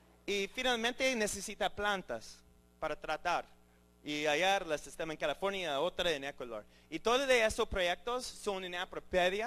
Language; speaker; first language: Spanish; non-native, learner; English